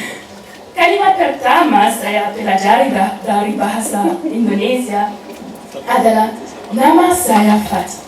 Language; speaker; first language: Indonesian; non-native, learner; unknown